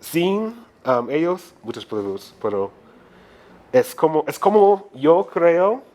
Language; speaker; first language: Spanish; non-native, learner; English